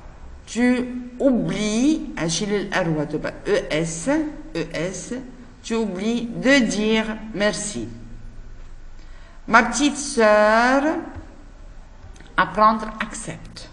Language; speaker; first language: French; non-native, fluent; Arabic